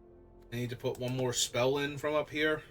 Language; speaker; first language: English; native; English